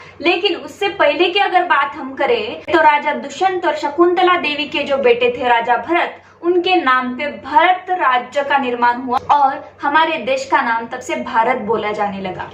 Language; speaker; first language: Hindi; non-native, local second language; Marathi